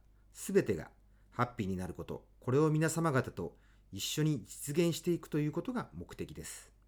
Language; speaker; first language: Japanese; native; Japanese